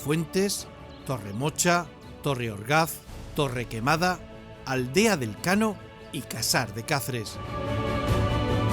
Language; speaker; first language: Spanish; native; Spanish